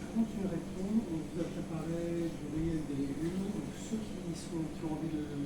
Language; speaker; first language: French; non-native, learner; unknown